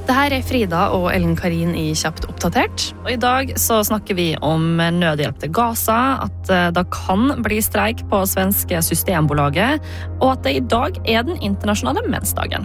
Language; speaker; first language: Norwegian; native; Norwegian